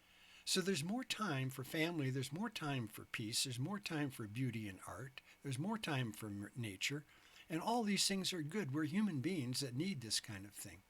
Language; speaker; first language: English; native; English